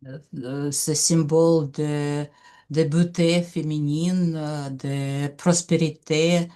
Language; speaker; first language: French; non-native, learner; Russian